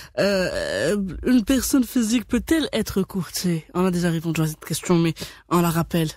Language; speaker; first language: French; non-native, local second language; Arabic